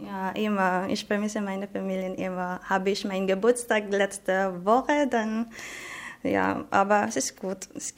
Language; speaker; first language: German; non-native, learner; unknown